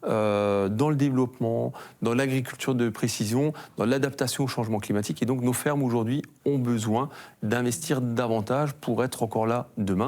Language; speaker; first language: French; native; French